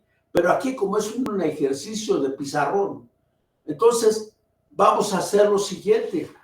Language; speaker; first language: Spanish; native; Spanish